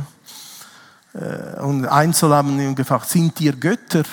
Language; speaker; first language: German; non-native, fluent; Italian